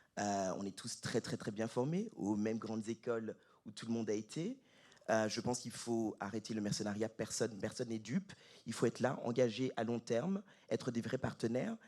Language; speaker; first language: French; native; French